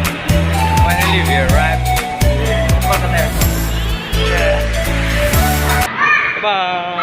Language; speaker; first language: English; non-native, local second language; Karbi